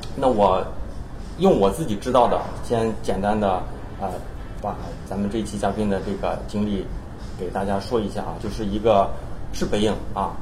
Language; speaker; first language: Chinese; native; Chinese